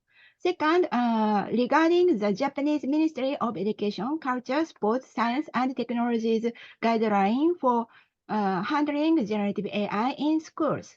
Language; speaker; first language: English; non-native, learner; Japanese